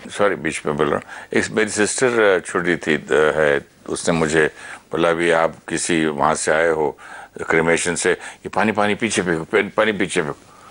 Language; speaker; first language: Hindi; native; Hindi